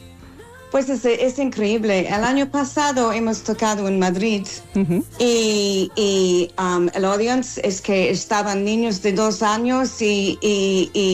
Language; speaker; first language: Spanish; non-native, fluent; English